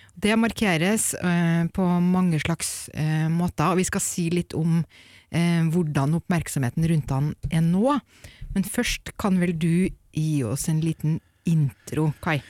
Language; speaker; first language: Norwegian; native; Norwegian